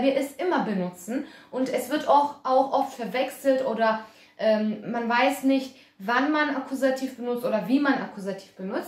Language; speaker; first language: German; early bilingual, other home language; Turkish